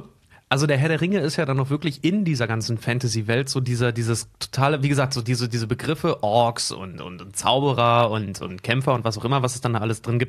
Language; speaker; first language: German; native; German